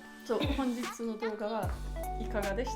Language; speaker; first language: Japanese; non-native, learner; German